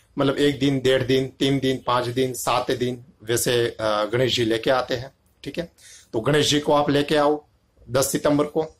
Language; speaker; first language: Hindi; non-native, local second language; Gujarati